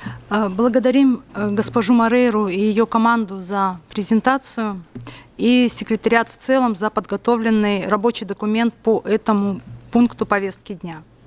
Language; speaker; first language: Russian; native; Russian